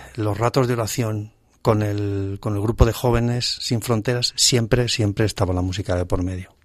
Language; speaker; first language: Spanish; native; Spanish